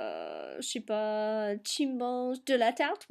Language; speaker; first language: French; non-native, fluent; English